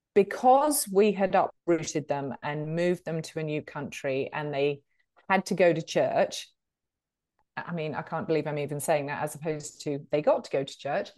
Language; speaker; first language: English; native; English